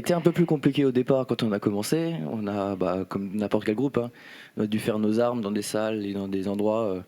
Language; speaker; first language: French; native; French